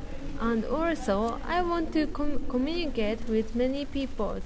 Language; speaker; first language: English; non-native, learner; Japanese